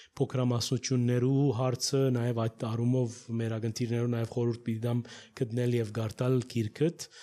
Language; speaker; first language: Armenian; early bilingual, heritage; Armenian